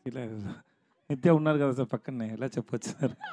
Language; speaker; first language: Telugu; non-native, learner; Tamil